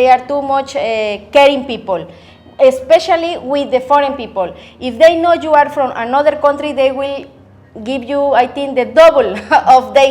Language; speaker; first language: English; non-native, learner; Spanish